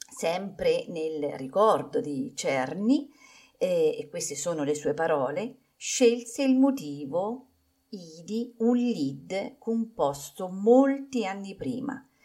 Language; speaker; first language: Italian; native; Italian